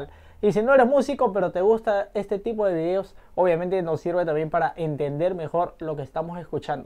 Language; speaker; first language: Spanish; native; Spanish